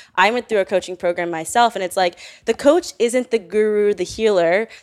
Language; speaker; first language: English; native; English